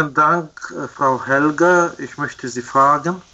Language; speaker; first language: German; non-native, fluent; Ukrainian